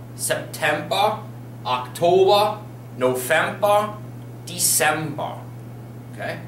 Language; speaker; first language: English; native; English